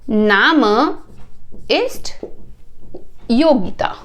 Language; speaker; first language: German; non-native, fluent; Hindi